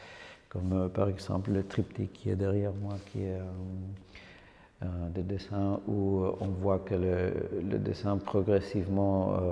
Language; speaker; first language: French; non-native, fluent; Spanish